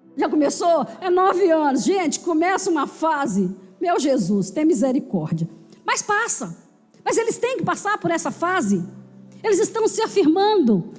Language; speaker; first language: Portuguese; native; Portuguese